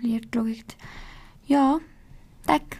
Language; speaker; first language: Swedish; non-native, learner; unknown